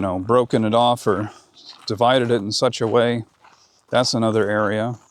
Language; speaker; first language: English; native; English